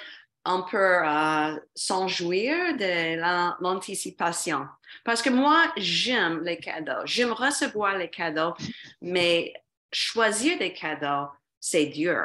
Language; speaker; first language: French; non-native, fluent; English